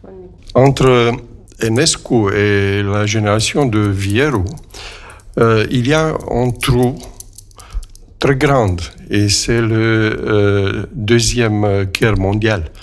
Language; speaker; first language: French; non-native, fluent; Romanian